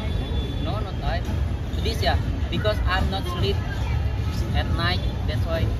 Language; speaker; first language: English; non-native, learner; Indonesian